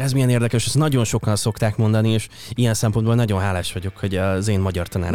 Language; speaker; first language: Hungarian; native; Hungarian